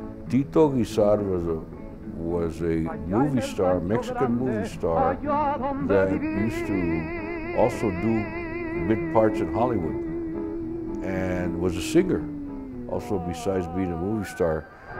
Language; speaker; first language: English; native; English